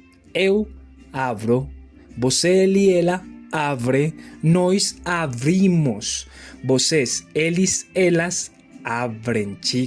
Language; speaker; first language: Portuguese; non-native, fluent; Spanish